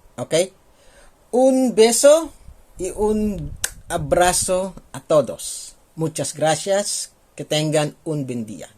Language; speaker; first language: Spanish; non-native, learner; Filipino